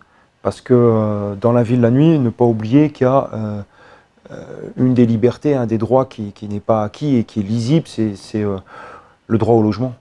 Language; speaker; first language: French; native; French